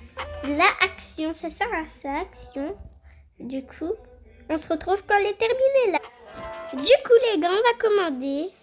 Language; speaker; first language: French; native; French